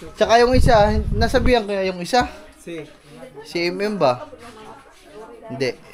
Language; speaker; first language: Filipino; non-native, local second language; Cebuano